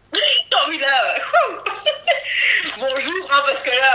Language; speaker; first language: French; native; French